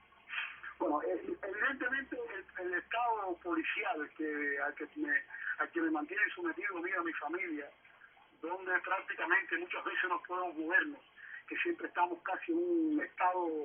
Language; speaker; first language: Spanish; native; Spanish